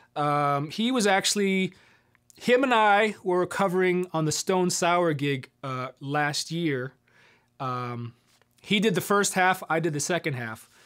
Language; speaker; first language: English; native; English